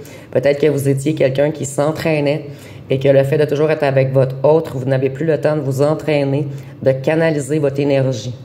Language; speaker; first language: French; native; French